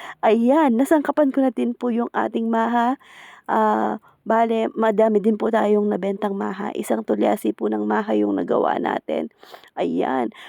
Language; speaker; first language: Filipino; native; Filipino